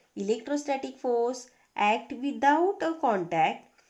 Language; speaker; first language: English; non-native, local second language; Marathi